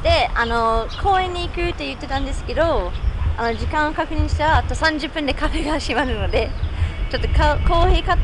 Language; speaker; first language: Japanese; non-native, fluent; English